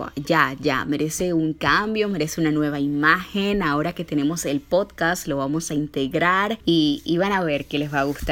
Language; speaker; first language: Spanish; native; Spanish